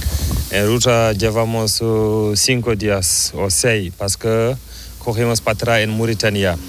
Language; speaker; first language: Spanish; non-native, learner; Fula